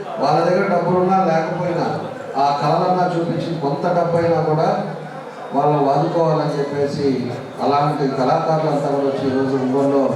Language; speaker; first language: Telugu; native; Telugu